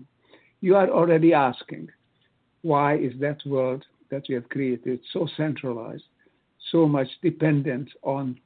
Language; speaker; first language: English; non-native, fluent; Hungarian